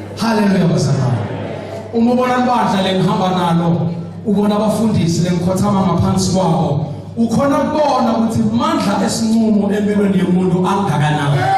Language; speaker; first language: Zulu; non-native, local second language; Swati